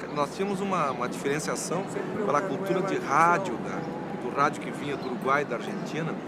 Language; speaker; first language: Portuguese; non-native, local second language; Spanish